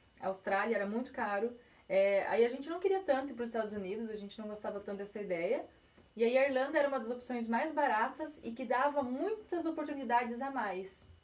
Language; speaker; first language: Portuguese; early bilingual, heritage; Portuguese